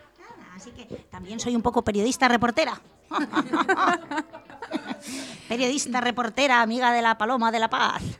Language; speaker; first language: Spanish; native; Spanish